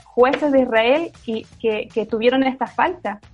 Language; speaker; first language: Spanish; native; Spanish